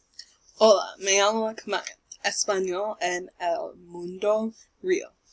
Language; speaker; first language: Spanish; non-native, learner; English